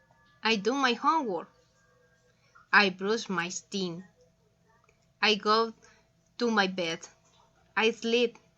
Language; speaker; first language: English; non-native, learner; Spanish